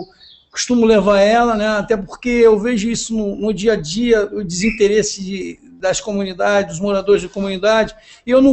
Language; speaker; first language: Portuguese; native; Portuguese